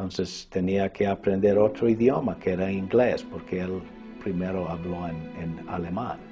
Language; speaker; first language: Spanish; non-native, fluent; English